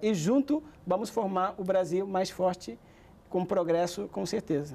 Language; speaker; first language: Portuguese; non-native, fluent; Wolof